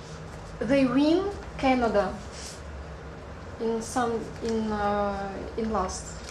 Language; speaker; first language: English; non-native, learner; Russian